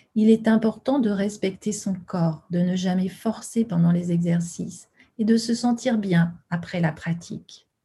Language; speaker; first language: French; native; French